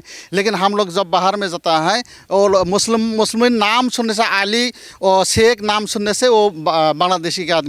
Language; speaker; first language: Hindi; non-native, local second language; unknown